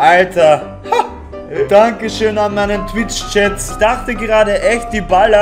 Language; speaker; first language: German; native; German